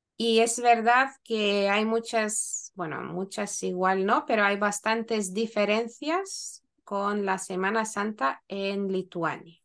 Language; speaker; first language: Spanish; non-native, fluent; Lithuanian